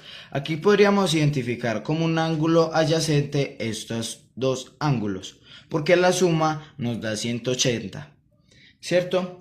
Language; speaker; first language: Spanish; native; Spanish